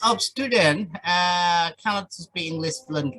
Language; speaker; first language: English; non-native, fluent; Indonesian